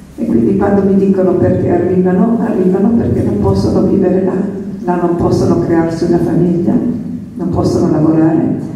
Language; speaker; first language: Italian; early bilingual, heritage; Italian